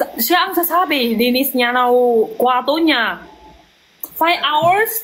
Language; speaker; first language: Filipino; non-native, learner; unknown